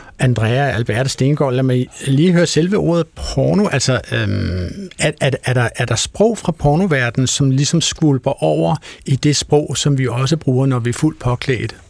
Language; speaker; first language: Danish; native; Danish